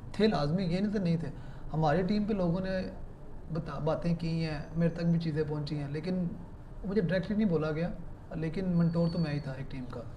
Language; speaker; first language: Urdu; non-native, local second language; Punjabi